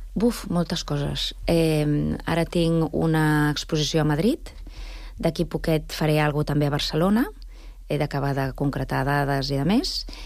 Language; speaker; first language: Catalan; non-native, local second language; Spanish